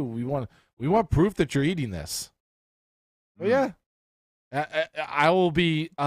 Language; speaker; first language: English; native; English